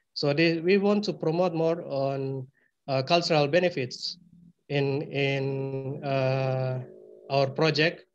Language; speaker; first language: English; non-native, fluent; Indonesian